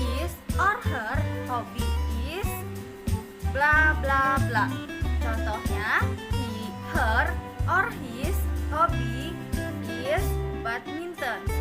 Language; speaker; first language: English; non-native, learner; Indonesian